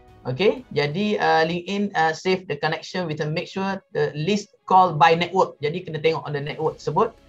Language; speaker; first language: English; non-native, local second language; Malay